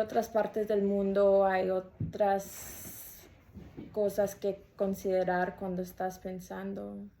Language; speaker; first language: Spanish; early bilingual, heritage; Spanish